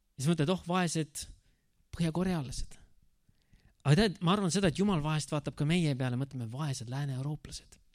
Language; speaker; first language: Estonian; native; Estonian